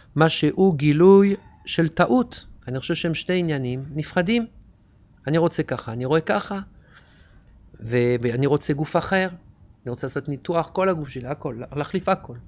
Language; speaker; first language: Hebrew; non-native, fluent; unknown